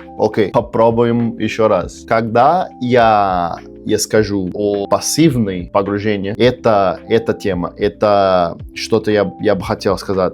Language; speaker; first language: Russian; non-native, learner; Portuguese